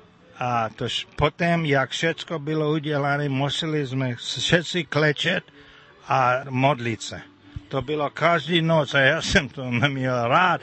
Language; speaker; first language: Czech; early bilingual, heritage; Czech